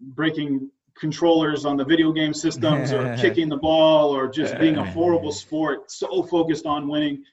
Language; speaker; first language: English; native; English